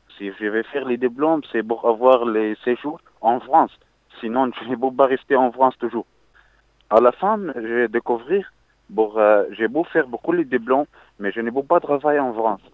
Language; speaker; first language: French; non-native, learner; Arabic